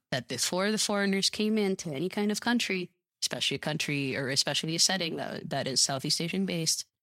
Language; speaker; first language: English; native; English